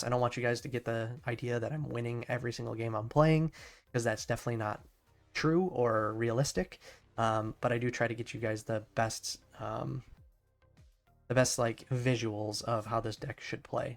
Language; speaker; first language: English; native; English